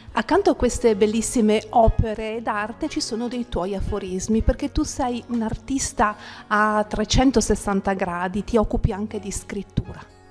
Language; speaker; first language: Italian; native; Italian